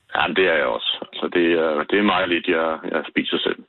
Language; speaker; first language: Danish; native; Danish